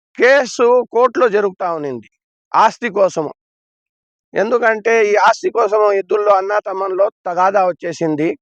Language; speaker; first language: Telugu; non-native, local second language; Urdu